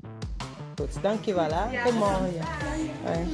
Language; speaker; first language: Dutch; non-native, fluent; Lingala